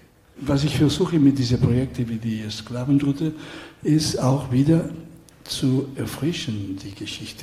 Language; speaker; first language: German; non-native, fluent; Catalan